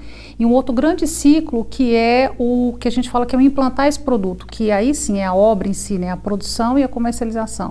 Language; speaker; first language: Portuguese; native; Portuguese